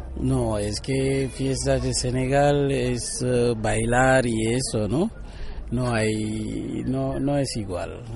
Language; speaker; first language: Spanish; non-native, learner; Wolof